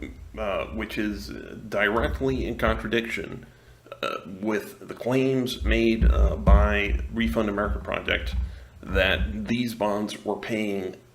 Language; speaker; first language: English; non-native, local second language; Spanish